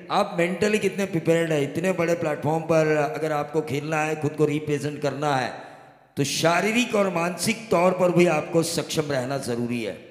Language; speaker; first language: Hindi; non-native, local second language; Marathi